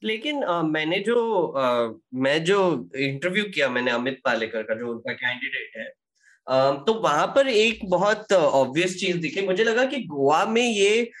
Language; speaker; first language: Hindi; native; Hindi